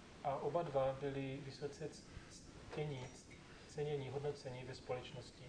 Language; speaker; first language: Czech; native; Czech